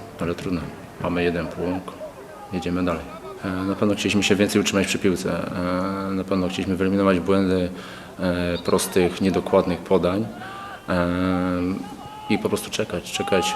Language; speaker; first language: Polish; native; Polish